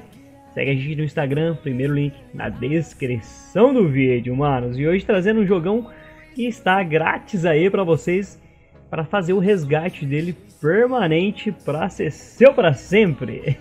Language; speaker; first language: Portuguese; native; Portuguese